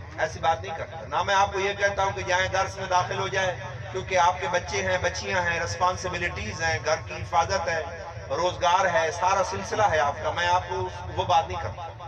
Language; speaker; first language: Urdu; non-native, local second language; Punjabi